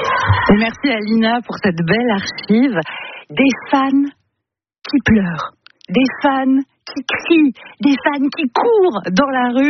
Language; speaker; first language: French; native; French